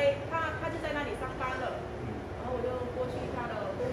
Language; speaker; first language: Chinese; non-native, fluent; Vietnamese